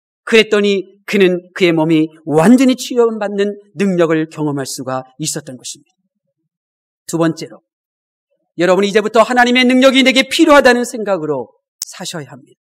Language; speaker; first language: Korean; native; Korean